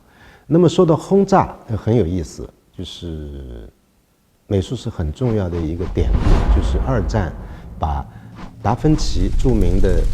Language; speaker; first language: Chinese; native; Chinese